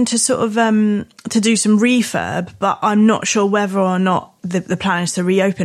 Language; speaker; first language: English; native; English